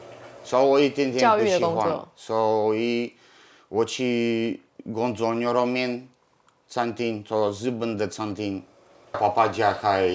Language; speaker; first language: Chinese; non-native, learner; Russian